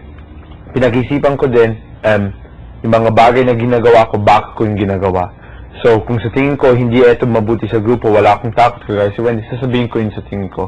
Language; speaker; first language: Filipino; early bilingual, heritage; Filipino